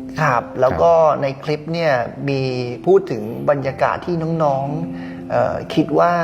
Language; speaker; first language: Thai; native; Thai